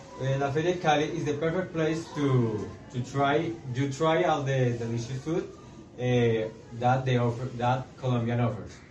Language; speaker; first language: English; non-native, learner; Spanish